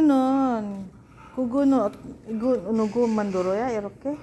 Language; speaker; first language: Korean; non-native, learner; Filipino